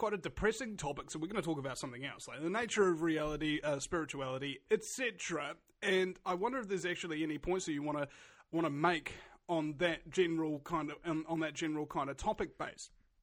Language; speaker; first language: English; native; English